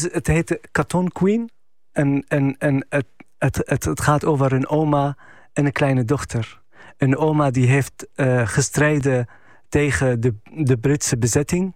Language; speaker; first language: Dutch; non-native, fluent; Arabic